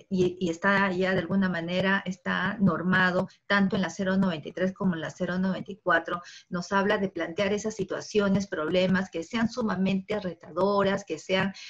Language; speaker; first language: Spanish; native; Spanish